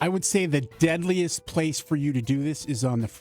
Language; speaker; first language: English; native; English